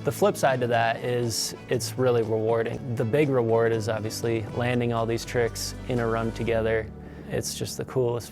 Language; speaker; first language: English; native; English